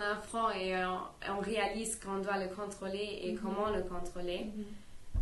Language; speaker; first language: French; non-native, learner; English